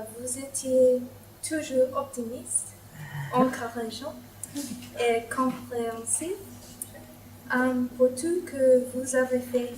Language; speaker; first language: French; non-native, learner; English